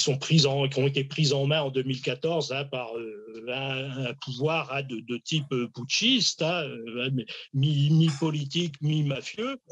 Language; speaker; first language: French; native; French